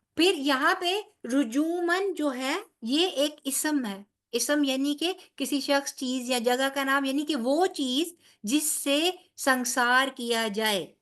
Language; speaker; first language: Urdu; non-native, local second language; Punjabi